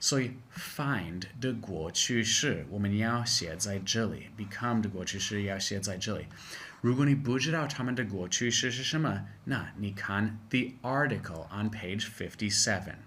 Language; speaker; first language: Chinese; non-native, fluent; English